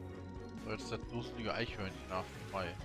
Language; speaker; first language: German; native; German